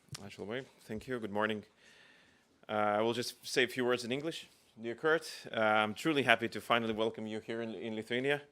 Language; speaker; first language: English; non-native, fluent; Lithuanian